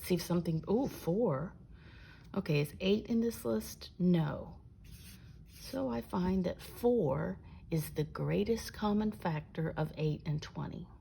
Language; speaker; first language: English; native; English